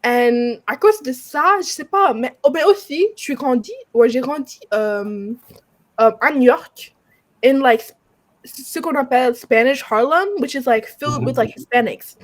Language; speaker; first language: French; non-native, fluent; English